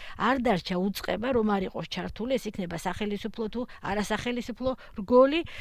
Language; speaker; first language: Georgian; native; Georgian